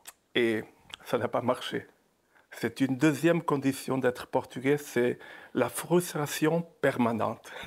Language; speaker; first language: French; non-native, fluent; Portuguese